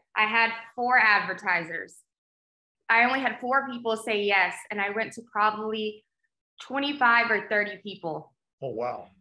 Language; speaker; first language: English; native; English